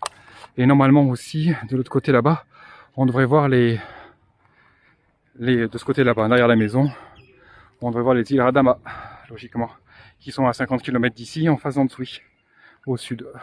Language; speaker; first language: French; native; French